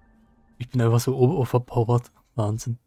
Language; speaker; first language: German; native; German